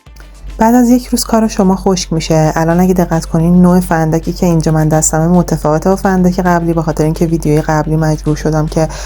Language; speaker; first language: Persian; native; Persian